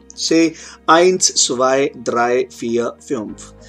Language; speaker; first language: English; non-native, local second language; Hindi